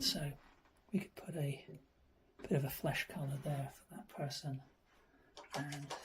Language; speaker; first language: English; native; English